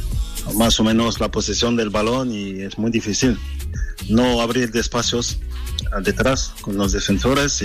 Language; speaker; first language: Spanish; non-native, learner; French